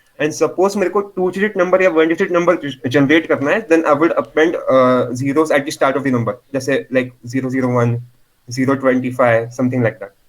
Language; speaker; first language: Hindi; non-native, local second language; Marathi